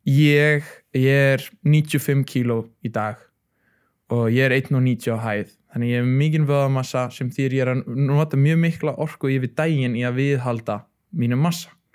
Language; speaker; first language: Icelandic; early bilingual, other home language; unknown